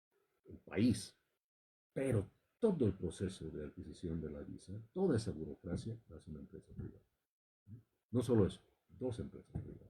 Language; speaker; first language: Spanish; native; Spanish